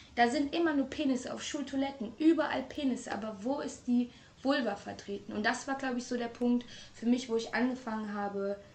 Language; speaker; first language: German; native; German